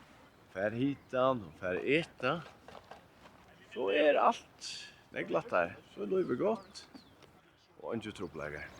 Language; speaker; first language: Swedish; non-native, learner; Faroese